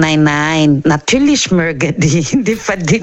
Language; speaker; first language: German; non-native, learner; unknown